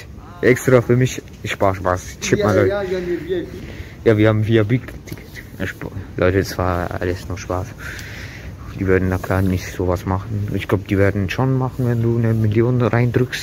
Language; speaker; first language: German; early bilingual, other home language; Turkish